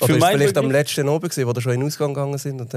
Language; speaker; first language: German; native; German